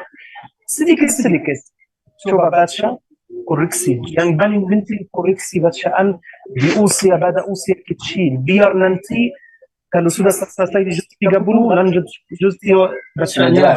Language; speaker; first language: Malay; non-native, learner; Arabic